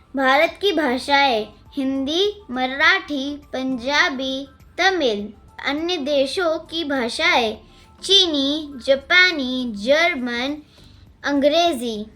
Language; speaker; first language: Hindi; non-native, local second language; Telugu